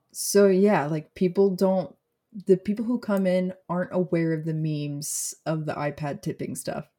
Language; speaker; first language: English; native; English